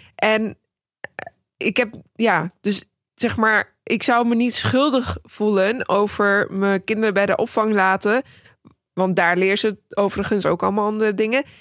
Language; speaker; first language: Dutch; early bilingual, other home language; Persian